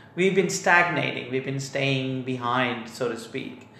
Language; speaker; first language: English; non-native, local second language; Tamil